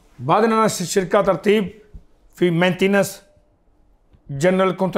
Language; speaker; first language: Arabic; non-native, learner; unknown